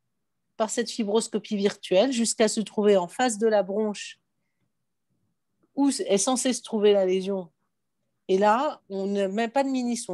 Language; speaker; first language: French; native; French